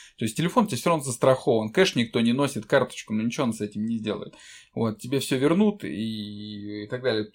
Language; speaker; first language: Russian; native; Russian